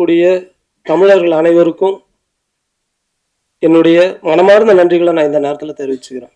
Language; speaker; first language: Tamil; native; Tamil